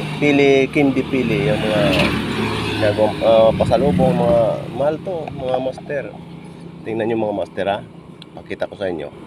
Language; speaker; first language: Filipino; non-native, local second language; Bikol